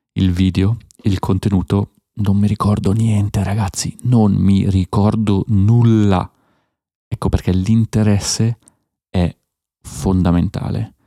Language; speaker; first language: Italian; native; Italian